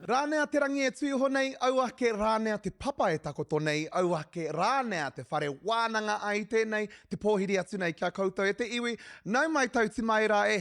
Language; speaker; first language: Māori; non-native, local second language; English